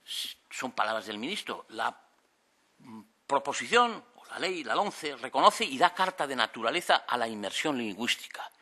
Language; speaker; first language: Spanish; native; Spanish